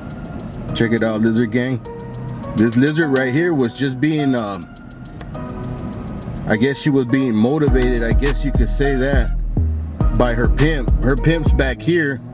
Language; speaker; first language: English; native; English